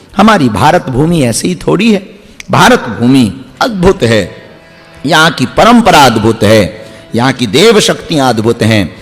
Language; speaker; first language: Hindi; native; Hindi